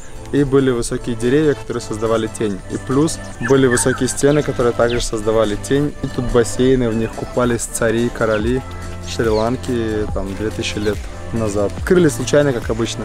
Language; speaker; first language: Russian; native; Russian